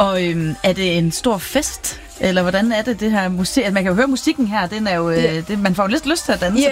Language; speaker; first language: Danish; native; Danish